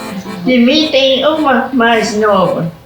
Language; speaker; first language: Portuguese; non-native, local second language; German